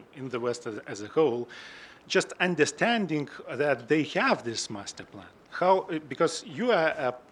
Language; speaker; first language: English; non-native, fluent; Lithuanian